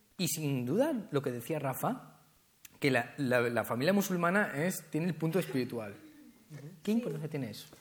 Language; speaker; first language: Spanish; native; Spanish